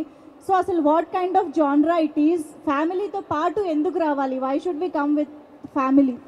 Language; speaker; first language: Telugu; native; Telugu